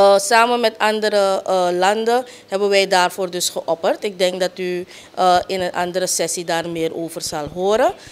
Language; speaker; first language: Dutch; native; Dutch